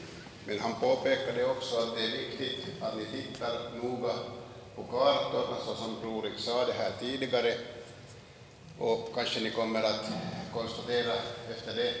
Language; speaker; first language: Swedish; non-native, local second language; Finnish